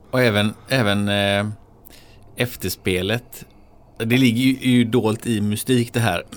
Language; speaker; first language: Swedish; native; Swedish